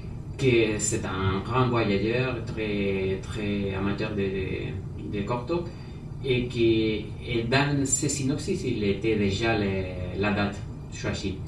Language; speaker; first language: French; non-native, fluent; Spanish